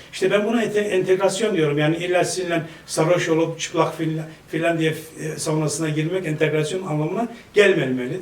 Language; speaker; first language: Turkish; native; Turkish